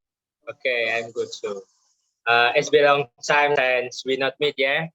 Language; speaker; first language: English; non-native, learner; Indonesian